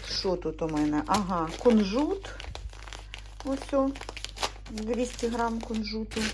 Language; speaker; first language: Ukrainian; native; Ukrainian